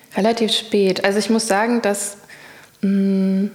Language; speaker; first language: German; native; German